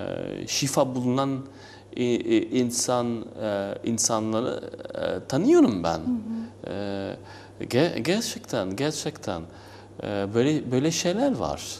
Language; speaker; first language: Turkish; non-native, learner; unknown